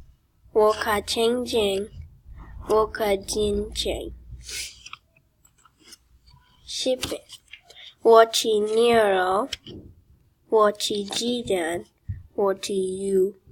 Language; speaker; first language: Chinese; non-native, learner; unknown